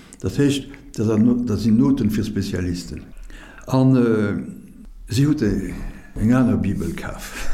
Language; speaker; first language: Luxembourgish; non-native, fluent; French